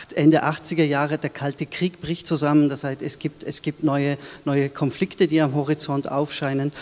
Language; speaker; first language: German; early bilingual, other home language; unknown